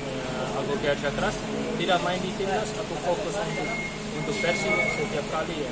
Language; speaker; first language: Indonesian; non-native, learner; Dutch